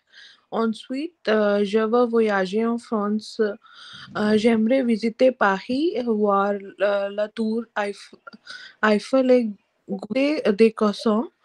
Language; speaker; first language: French; non-native, learner; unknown